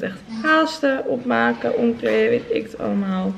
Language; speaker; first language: Dutch; native; Dutch